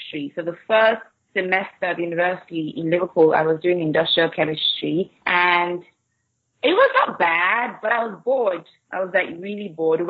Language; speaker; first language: English; non-native, local second language; Igbo